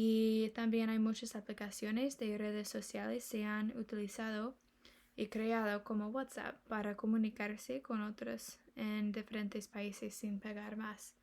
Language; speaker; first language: Spanish; non-native, learner; English